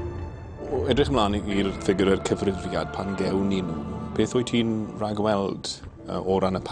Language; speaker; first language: Welsh; native; Welsh